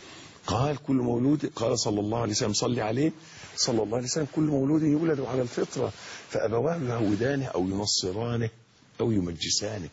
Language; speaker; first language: Arabic; native; Arabic